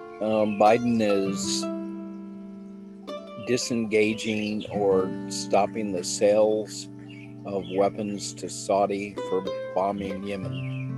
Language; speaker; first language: English; native; English